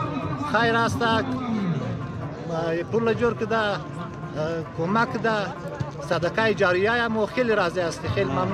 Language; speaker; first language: Persian; non-native, local second language; Pashto